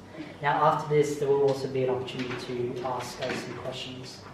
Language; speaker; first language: English; native; English